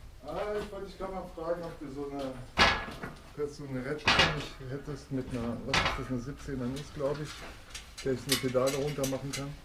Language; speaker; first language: German; native; German